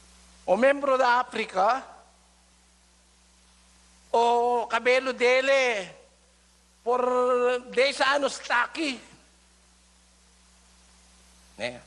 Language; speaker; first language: Portuguese; non-native, learner; Filipino